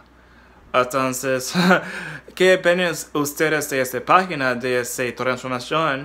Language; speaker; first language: Spanish; non-native, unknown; English